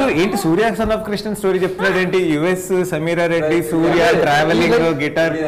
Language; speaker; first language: Telugu; native; Telugu